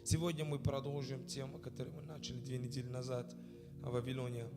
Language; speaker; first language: Russian; non-native, fluent; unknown